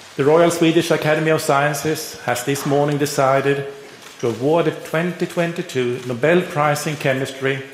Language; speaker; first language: English; non-native, fluent; Swedish